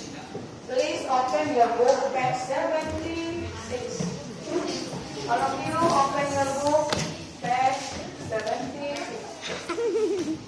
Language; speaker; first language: English; non-native, learner; Indonesian